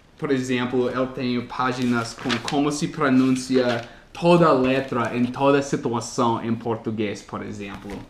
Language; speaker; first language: Portuguese; non-native, fluent; English